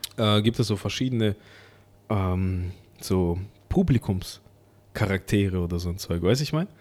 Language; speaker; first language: German; early bilingual, other home language; Russian